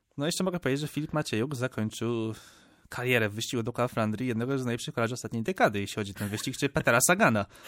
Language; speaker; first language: Polish; native; Polish